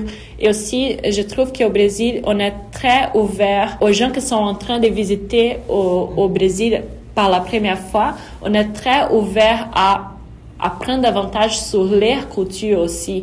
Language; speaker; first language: French; non-native, fluent; Portuguese